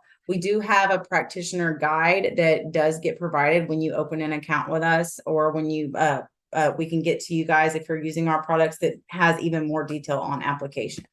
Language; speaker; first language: English; native; English